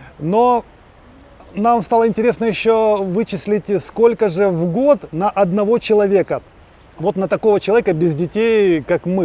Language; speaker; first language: Russian; native; Russian